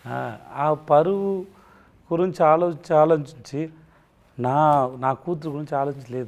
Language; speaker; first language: Telugu; non-native, learner; Tamil